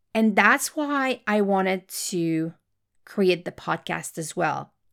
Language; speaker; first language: English; non-native, fluent; French